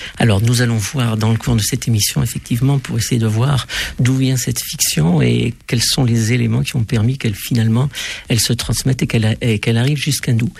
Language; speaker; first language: French; native; French